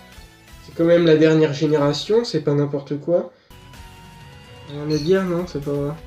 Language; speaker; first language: French; native; French